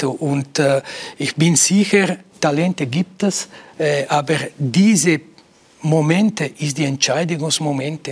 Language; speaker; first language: German; non-native, local second language; Italian